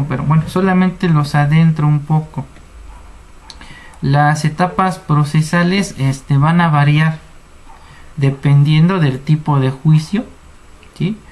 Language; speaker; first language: Spanish; native; Spanish